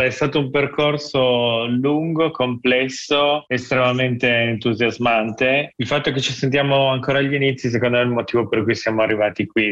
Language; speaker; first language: Italian; native; Italian